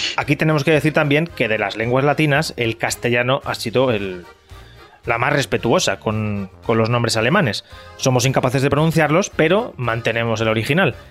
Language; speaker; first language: Spanish; native; Spanish